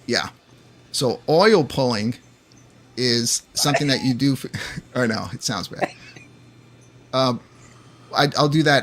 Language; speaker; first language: English; native; English